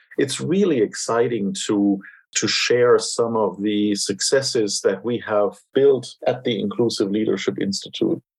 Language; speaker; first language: English; non-native, fluent; German